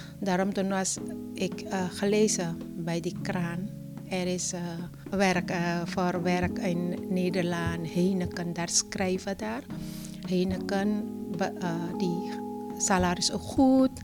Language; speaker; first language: Dutch; non-native, learner; Indonesian